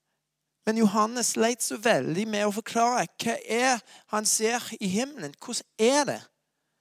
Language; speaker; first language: Norwegian; non-native, fluent; English